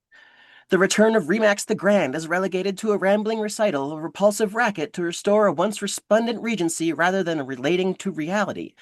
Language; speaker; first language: English; native; English